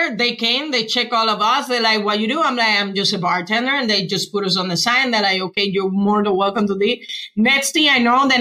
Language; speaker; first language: English; non-native, fluent; Spanish